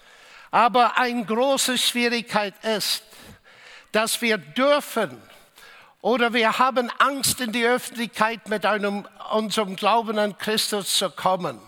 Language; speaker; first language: German; non-native, fluent; English